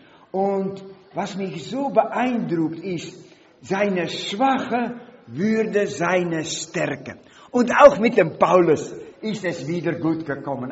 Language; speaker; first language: German; non-native, learner; Dutch